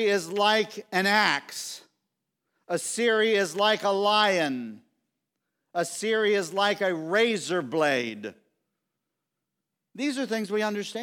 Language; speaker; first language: English; native; English